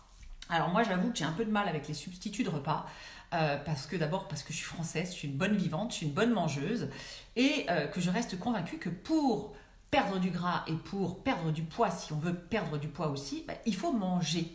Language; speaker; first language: French; native; French